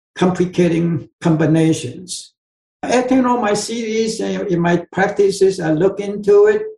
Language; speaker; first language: English; non-native, fluent; Chinese